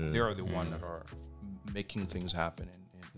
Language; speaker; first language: English; non-native, fluent; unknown